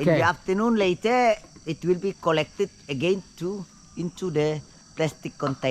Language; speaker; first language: English; non-native, fluent; Indonesian